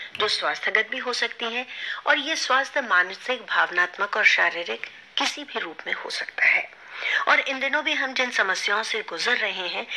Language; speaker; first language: Hindi; native; Hindi